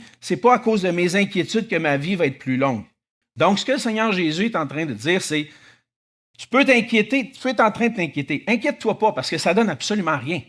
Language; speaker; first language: French; native; French